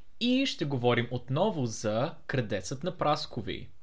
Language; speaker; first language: Bulgarian; early bilingual, heritage; Bulgarian